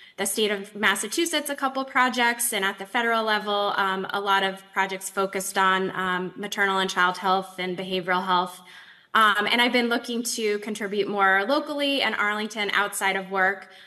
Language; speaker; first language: English; native; English